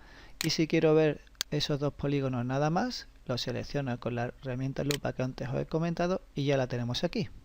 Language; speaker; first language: Spanish; native; Spanish